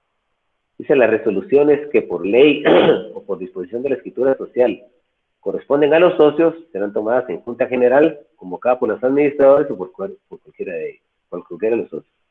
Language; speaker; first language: Spanish; native; Spanish